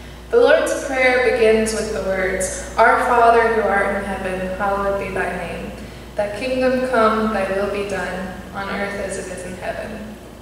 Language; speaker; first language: English; native; English